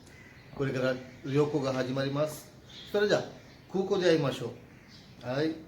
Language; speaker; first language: Japanese; non-native, fluent; Urdu